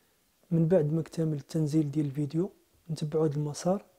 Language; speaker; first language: Arabic; native; Arabic